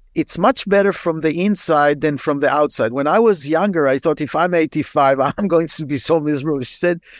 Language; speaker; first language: English; non-native, fluent; Hebrew